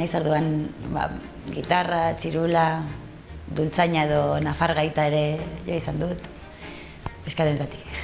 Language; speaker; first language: Basque; non-native, local second language; Spanish